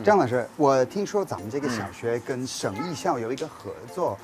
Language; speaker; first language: Chinese; non-native, fluent; English